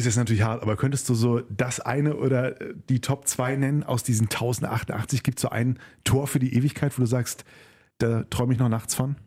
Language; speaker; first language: German; native; German